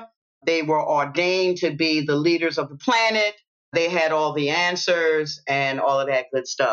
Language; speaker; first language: English; native; English